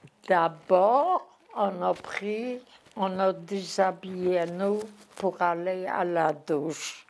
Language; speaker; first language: French; non-native, learner; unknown